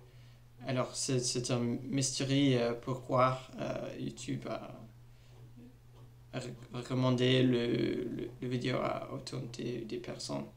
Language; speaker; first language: French; non-native, learner; English